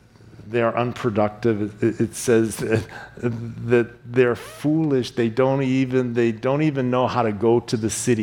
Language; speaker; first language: English; native; English